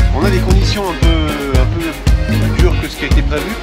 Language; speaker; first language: French; native; French